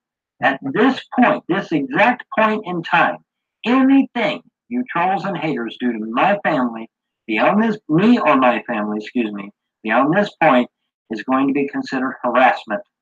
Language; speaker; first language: English; native; English